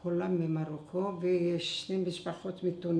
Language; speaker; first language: Hebrew; non-native, fluent; Arabic